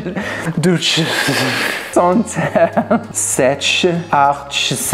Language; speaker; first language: French; non-native, learner; English